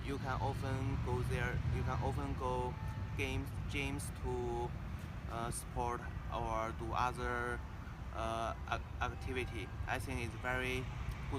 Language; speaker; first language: English; non-native, learner; Chinese